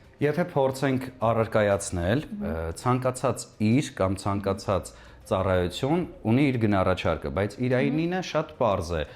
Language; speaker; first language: Armenian; native; Armenian